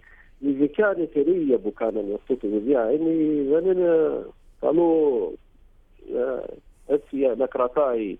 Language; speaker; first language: Greek; non-native, learner; Arabic